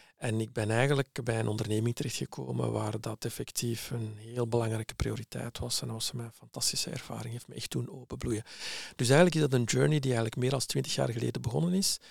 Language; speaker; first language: Dutch; early bilingual, other home language; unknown